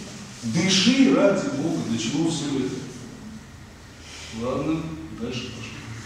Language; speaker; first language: Russian; native; Russian